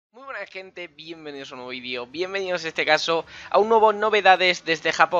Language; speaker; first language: Spanish; native; Spanish